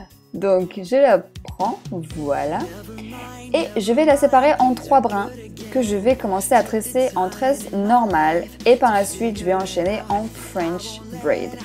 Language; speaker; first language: French; native; French